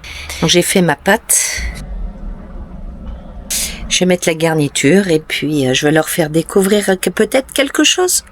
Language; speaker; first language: French; native; French